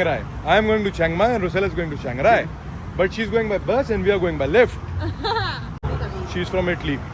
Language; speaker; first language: English; non-native, local second language; Hindi